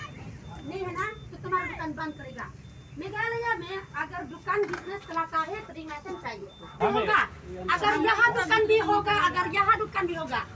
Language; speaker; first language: Hindi; non-native, local second language; Khasi